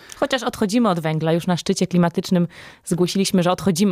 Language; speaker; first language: Polish; native; Polish